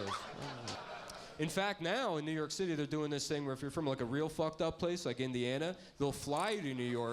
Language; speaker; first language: English; native; English